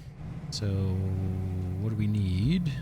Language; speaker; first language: English; native; English